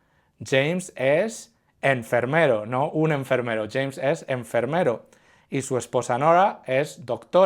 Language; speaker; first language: Spanish; non-native, fluent; English